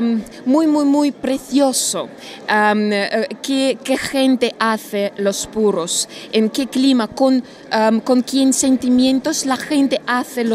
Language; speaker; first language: Spanish; non-native, learner; Russian